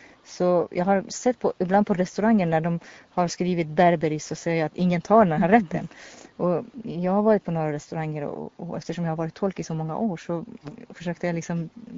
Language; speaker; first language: Swedish; non-native, fluent; Persian